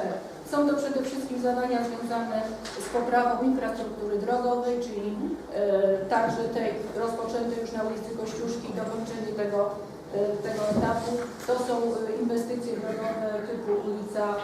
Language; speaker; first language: Polish; native; Polish